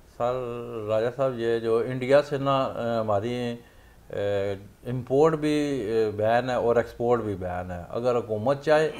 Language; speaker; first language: Urdu; non-native, local second language; Punjabi